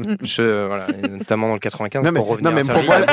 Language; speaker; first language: French; native; French